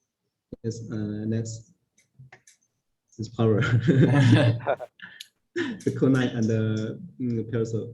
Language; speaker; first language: English; non-native, learner; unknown